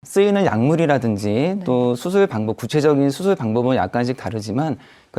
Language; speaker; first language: Korean; native; Korean